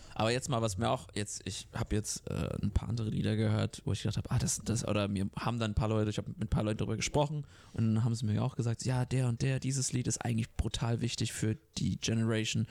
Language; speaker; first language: German; early bilingual, other home language; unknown